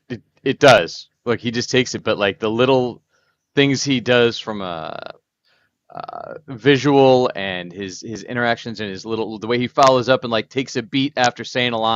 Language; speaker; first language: English; native; English